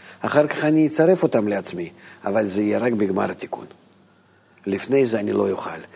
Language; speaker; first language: Hebrew; non-native, fluent; Russian